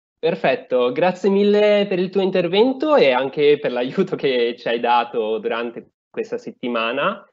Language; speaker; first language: Italian; native; Italian